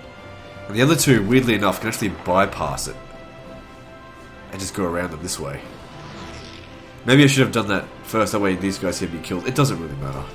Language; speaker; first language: English; native; English